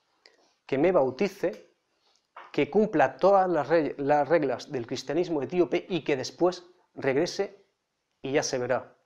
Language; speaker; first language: Spanish; native; Spanish